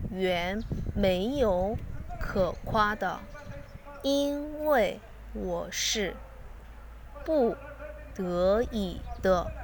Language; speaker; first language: Chinese; non-native, learner; Korean